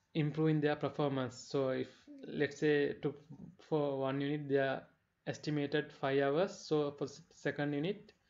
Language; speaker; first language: English; non-native, local second language; Sinhala